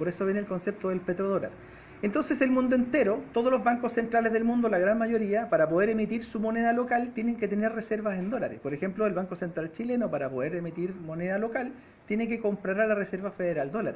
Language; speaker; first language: Spanish; native; Spanish